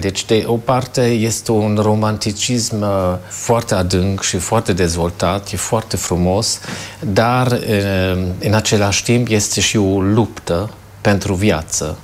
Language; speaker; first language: Romanian; non-native, fluent; German